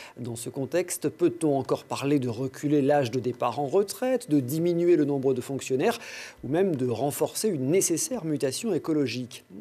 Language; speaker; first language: French; native; French